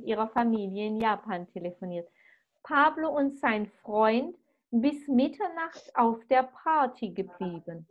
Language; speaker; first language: German; non-native, fluent; Spanish